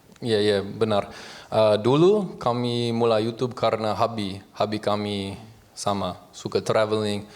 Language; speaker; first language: Indonesian; non-native, learner; English